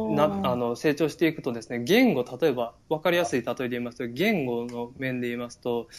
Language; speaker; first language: Japanese; native; Japanese